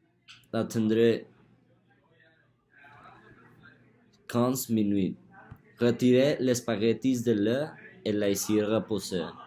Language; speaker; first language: French; non-native, learner; Spanish